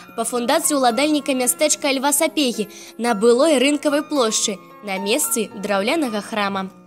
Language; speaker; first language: Belarusian; native; Belarusian